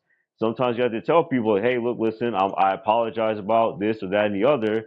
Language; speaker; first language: English; native; English